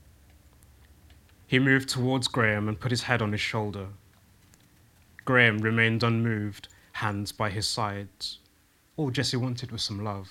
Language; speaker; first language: English; native; English